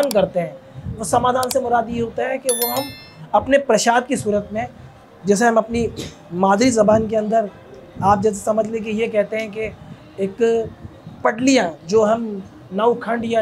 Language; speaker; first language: Urdu; non-native, local second language; Gujarati